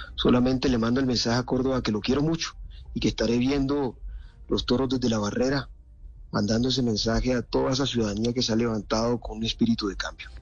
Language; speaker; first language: Spanish; native; Spanish